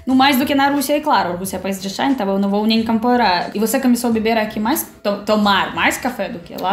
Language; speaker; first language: Portuguese; non-native, learner; Russian